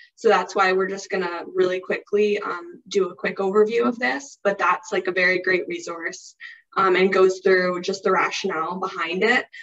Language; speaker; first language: English; native; English